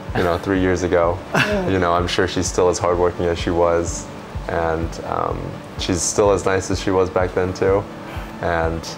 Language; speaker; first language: English; early bilingual, other home language; Chinese